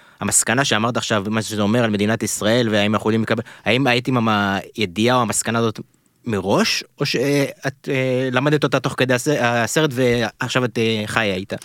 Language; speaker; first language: Hebrew; native; Hebrew